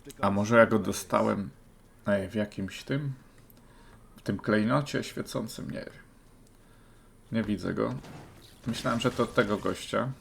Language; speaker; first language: Polish; native; Polish